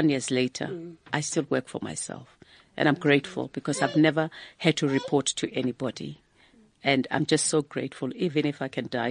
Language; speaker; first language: English; non-native, local second language; Zulu